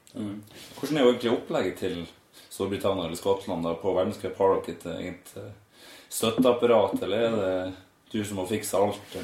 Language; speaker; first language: Norwegian; native; Norwegian